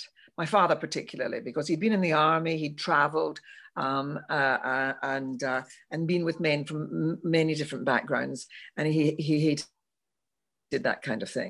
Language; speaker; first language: English; native; English